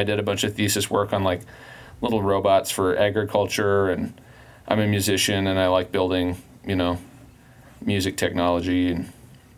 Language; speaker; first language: English; native; English